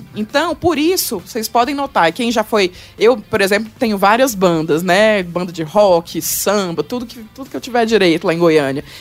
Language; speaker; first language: Portuguese; native; Portuguese